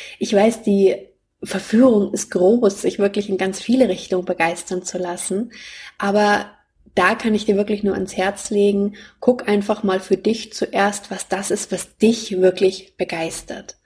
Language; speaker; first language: German; native; German